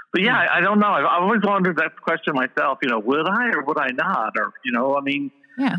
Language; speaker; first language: English; native; English